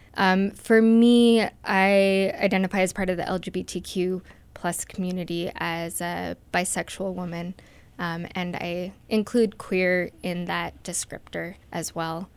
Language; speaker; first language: English; native; English